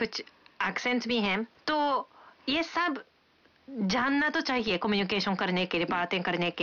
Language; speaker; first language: Hindi; non-native, fluent; Japanese